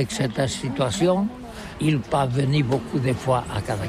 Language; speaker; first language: French; non-native, local second language; Catalan